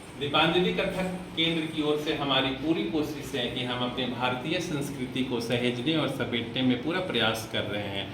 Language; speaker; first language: Hindi; non-native, local second language; Bangla